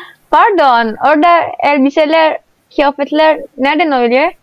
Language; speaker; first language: Turkish; non-native, learner; Indonesian